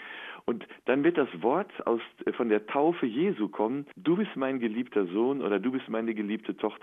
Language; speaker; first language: German; native; German